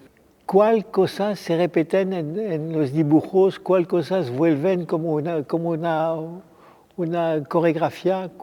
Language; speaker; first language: Spanish; non-native, fluent; French